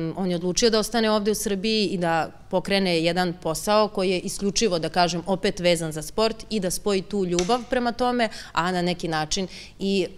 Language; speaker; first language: Serbian; native; Serbian